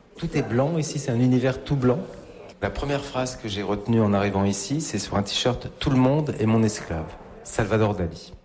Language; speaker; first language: French; native; French